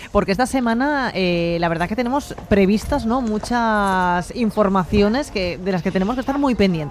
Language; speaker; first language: Spanish; native; Spanish